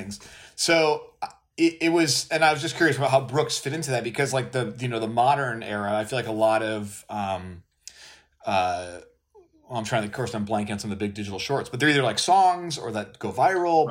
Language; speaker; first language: English; native; English